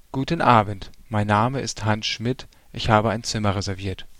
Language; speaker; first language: German; native; German